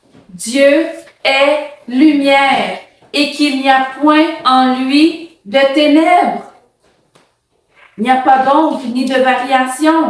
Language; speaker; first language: French; native; French